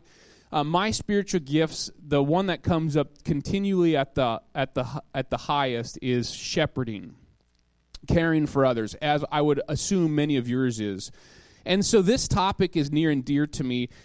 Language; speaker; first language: English; native; English